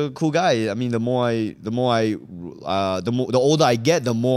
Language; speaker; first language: English; native; English